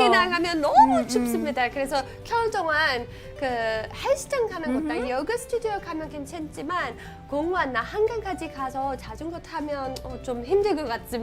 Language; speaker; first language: Korean; non-native, learner; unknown